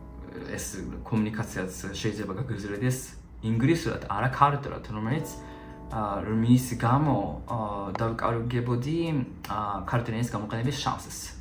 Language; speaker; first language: Georgian; non-native, fluent; Japanese